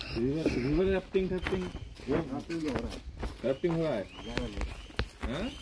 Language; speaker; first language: Hindi; non-native, local second language; Bangla